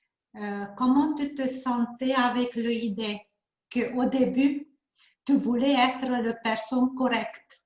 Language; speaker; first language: French; non-native, learner; Hungarian